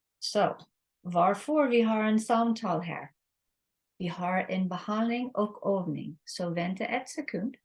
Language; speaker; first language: Swedish; non-native, learner; English